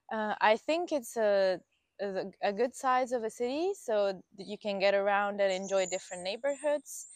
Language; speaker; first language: English; non-native, fluent; Italian